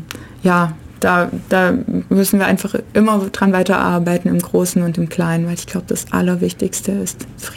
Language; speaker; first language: German; native; German